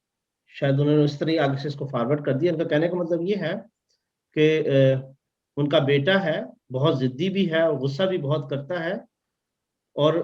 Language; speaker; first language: Urdu; native; Urdu